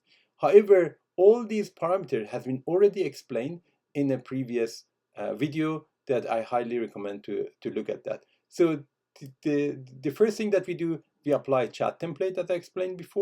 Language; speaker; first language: English; non-native, fluent; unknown